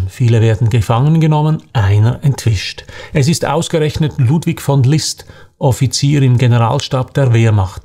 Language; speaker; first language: German; native; German